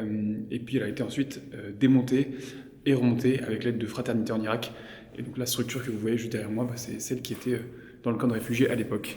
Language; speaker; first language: French; native; French